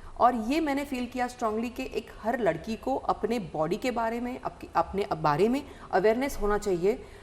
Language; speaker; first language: Hindi; non-native, local second language; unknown